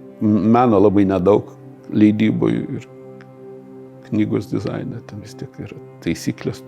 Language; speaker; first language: Lithuanian; non-native, local second language; Russian